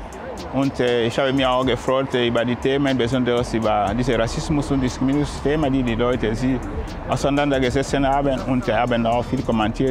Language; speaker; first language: German; non-native, fluent; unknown